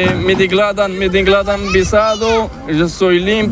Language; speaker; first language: Spanish; non-native, learner; Arabic